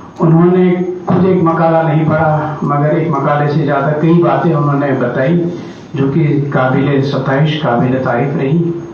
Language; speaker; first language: Urdu; native; Urdu